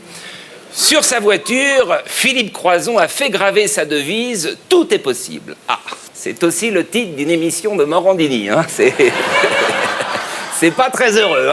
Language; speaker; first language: French; native; French